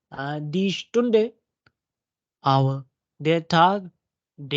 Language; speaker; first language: German; non-native, fluent; Urdu